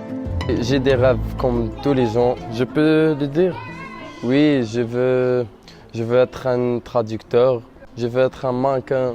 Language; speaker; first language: French; non-native, learner; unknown